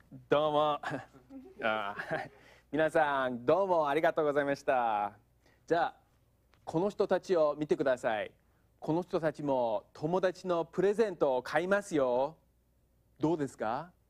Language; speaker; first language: Japanese; non-native, fluent; English